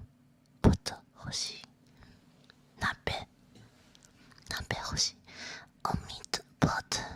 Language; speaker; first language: Japanese; non-native, learner; Chinese